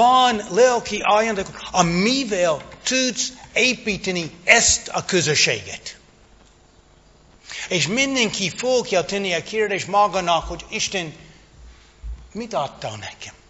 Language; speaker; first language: Hungarian; non-native, fluent; English